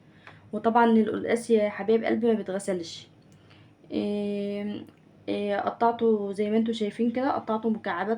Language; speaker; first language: Arabic; native; Arabic